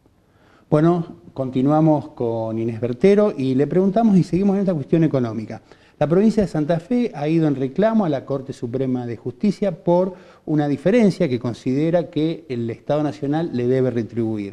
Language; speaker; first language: Spanish; native; Spanish